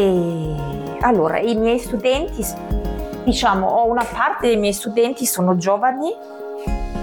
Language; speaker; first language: Italian; non-native, fluent; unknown